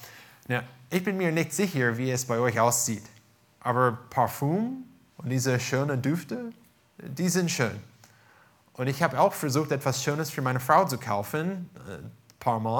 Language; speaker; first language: German; non-native, fluent; English